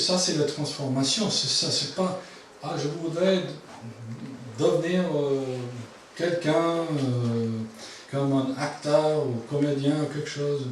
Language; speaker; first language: French; non-native, fluent; English